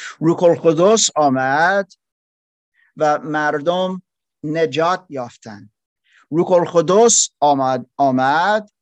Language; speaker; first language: Persian; non-native, learner; German